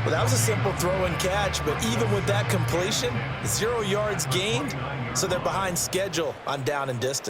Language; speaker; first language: English; native; English